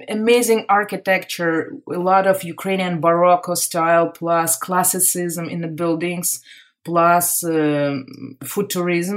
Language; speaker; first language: English; non-native, fluent; Ukrainian